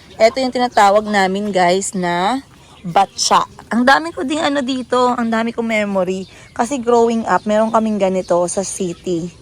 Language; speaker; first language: Filipino; non-native, local second language; Hiligaynon